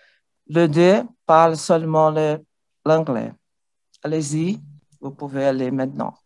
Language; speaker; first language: French; non-native, learner; Portuguese